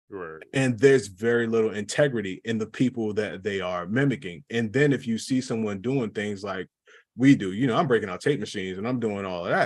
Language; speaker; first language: English; native; English